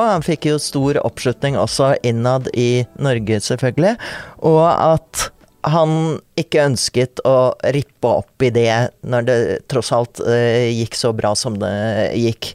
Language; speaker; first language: Norwegian; native; Norwegian